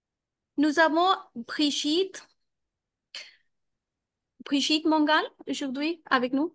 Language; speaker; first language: French; non-native, learner; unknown